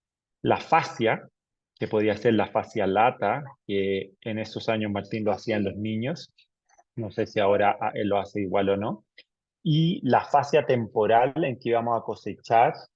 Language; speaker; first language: Spanish; native; Spanish